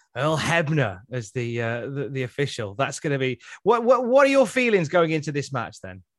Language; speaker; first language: English; native; English